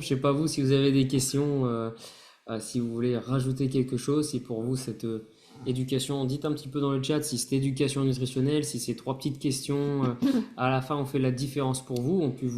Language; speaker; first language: French; native; French